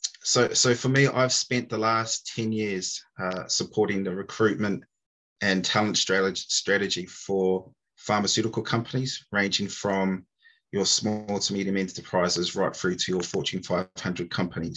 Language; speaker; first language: English; native; English